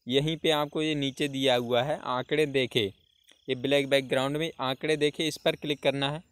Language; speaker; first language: Hindi; native; Hindi